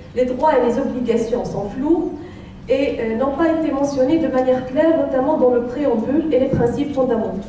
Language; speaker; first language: French; non-native, local second language; Arabic